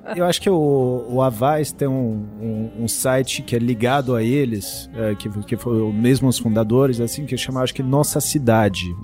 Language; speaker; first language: Portuguese; non-native, fluent; French